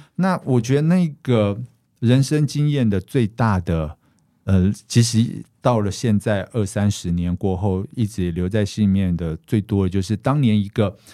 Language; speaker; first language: Chinese; native; Chinese